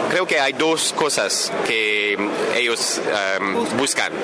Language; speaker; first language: Spanish; non-native, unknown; French